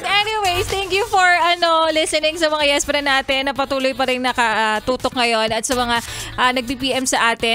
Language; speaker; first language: Filipino; native; Filipino